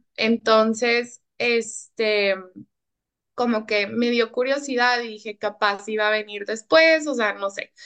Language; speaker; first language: Spanish; early bilingual, heritage; Spanish